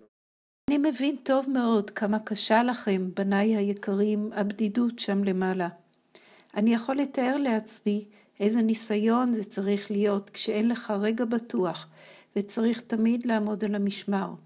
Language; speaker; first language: Hebrew; native; Hebrew